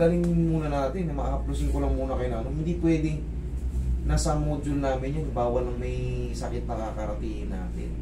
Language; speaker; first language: Filipino; native; Filipino